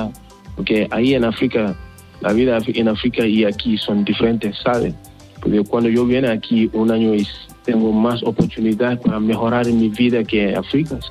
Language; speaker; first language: Spanish; non-native, learner; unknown